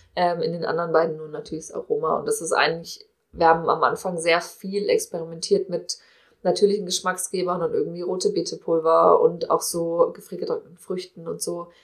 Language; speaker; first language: German; native; German